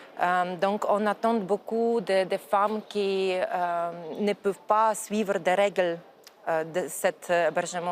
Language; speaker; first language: French; non-native, fluent; Ukrainian